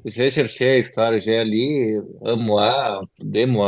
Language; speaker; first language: French; non-native, learner; Portuguese